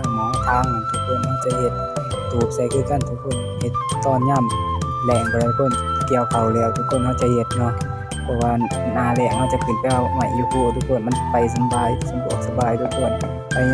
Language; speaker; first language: Thai; non-native, local second language; Lao